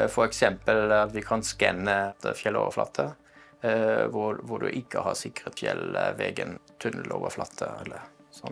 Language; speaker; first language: Norwegian; non-native, fluent; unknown